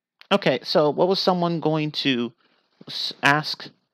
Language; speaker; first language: English; native; English